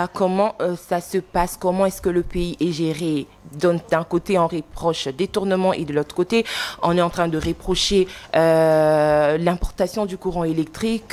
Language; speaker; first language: French; non-native, local second language; Lingala